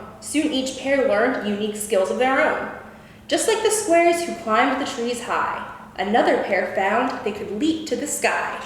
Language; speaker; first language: English; native; English